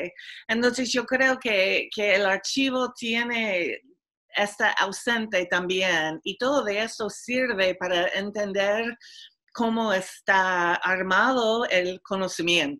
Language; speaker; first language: Spanish; non-native, fluent; English